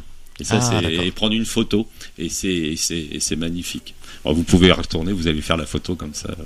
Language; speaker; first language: French; native; French